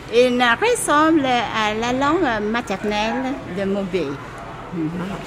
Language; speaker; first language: French; non-native, fluent; Vietnamese